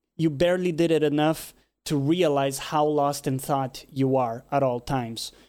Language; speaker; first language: English; non-native, fluent; Portuguese